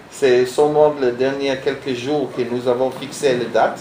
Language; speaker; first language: French; non-native, learner; Hebrew